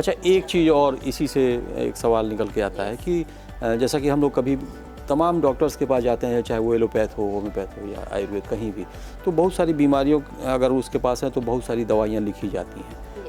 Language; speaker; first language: Hindi; native; Hindi